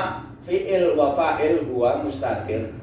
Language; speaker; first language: Arabic; non-native, fluent; Javanese